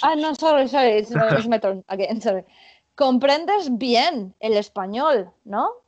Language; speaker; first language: Spanish; native; Spanish